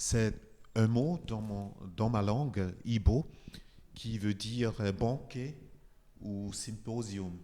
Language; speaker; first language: French; non-native, fluent; Igbo